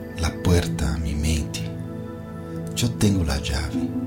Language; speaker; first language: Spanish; non-native, learner; Portuguese